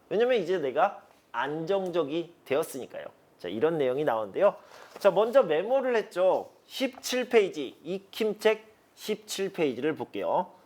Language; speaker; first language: Korean; native; Korean